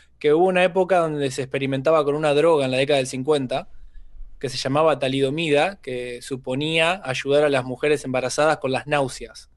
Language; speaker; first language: Spanish; native; Spanish